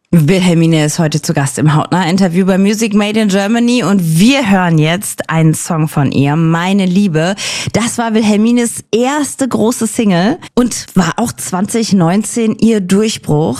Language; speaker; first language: German; native; German